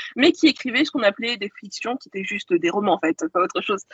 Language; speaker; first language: French; native; French